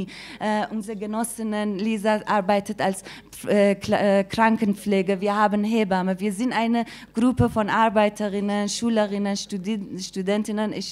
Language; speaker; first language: German; non-native, fluent; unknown